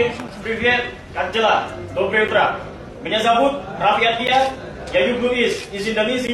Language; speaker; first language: Russian; non-native, learner; Indonesian